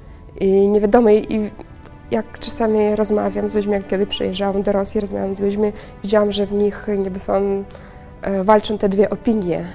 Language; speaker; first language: Polish; non-native, fluent; Russian